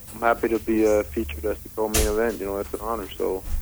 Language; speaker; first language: English; non-native, fluent; Danish